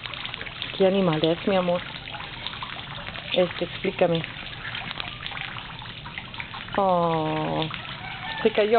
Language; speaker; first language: Spanish; non-native, fluent; English